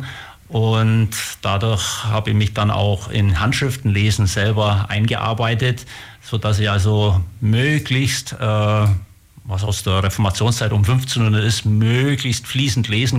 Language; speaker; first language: German; native; German